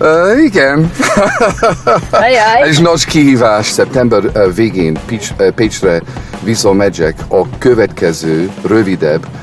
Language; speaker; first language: Hungarian; non-native, learner; English